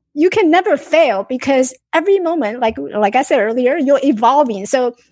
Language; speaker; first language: English; non-native, fluent; Chinese